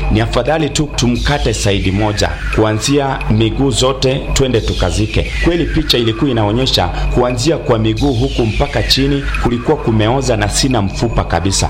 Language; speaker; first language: Swahili; non-native, local second language; Kalenjin